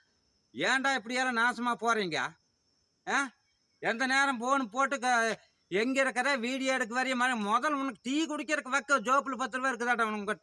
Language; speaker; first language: Tamil; native; Tamil